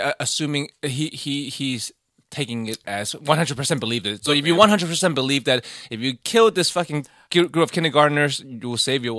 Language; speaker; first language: English; native; English